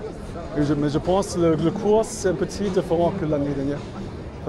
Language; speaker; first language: French; non-native, fluent; German